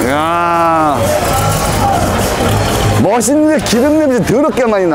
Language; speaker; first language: Korean; early bilingual, heritage; Korean